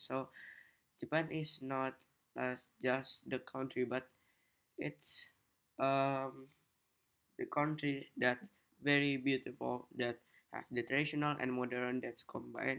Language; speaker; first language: English; non-native, learner; Indonesian